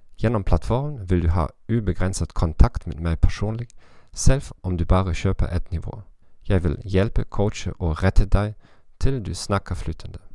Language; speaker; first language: Norwegian; non-native, learner; German